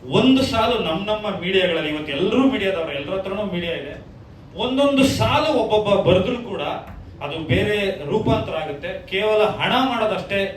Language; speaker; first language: Kannada; native; Kannada